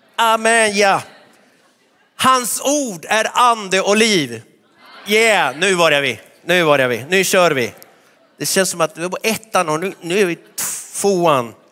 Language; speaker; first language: Swedish; non-native, fluent; Spanish